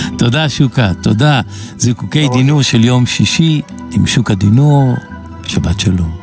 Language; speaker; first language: Hebrew; native; Hebrew